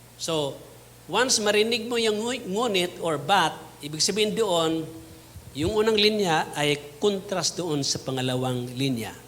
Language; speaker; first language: Filipino; non-native, local second language; Cebuano